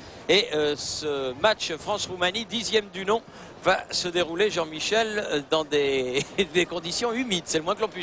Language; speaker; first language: French; native; French